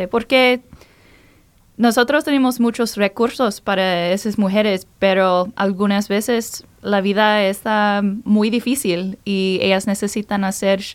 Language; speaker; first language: Spanish; non-native, learner; English